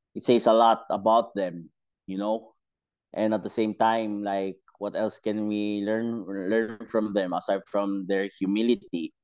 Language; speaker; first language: English; non-native, local second language; Cebuano